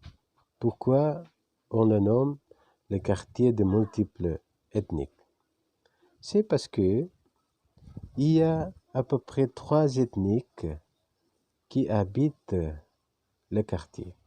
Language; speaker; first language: French; non-native, fluent; Indonesian